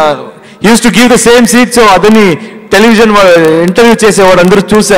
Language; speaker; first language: Telugu; non-native, learner; Kannada